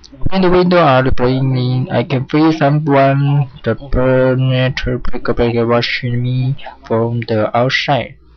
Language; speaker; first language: English; non-native, learner; Chinese